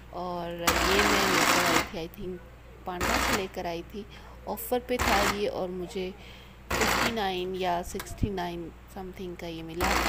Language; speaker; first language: Urdu; non-native, local second language; Punjabi